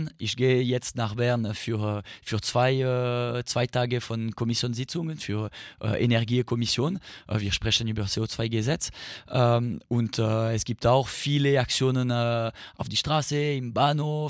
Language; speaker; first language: German; non-native, learner; French